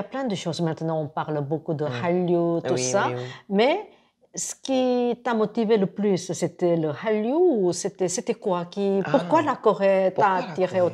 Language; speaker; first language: French; non-native, fluent; Korean